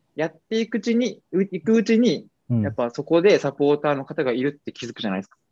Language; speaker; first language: Japanese; native; Japanese